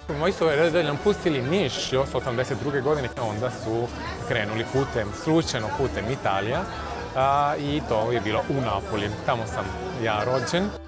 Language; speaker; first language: Serbian; early bilingual, heritage; Serbian